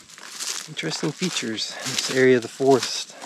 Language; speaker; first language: English; native; English